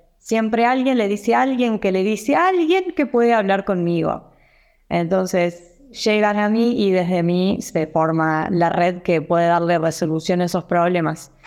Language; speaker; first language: Spanish; native; Spanish